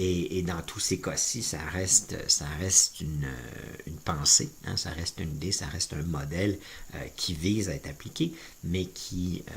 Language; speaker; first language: French; native; French